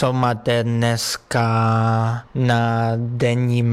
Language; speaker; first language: Czech; non-native, learner; Spanish